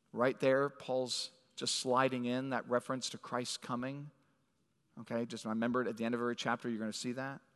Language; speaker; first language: English; native; English